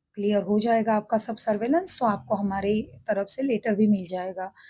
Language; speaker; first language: Hindi; non-native, local second language; Marathi